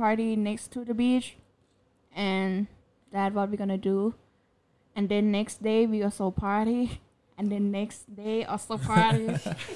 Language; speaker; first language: English; non-native, fluent; Thai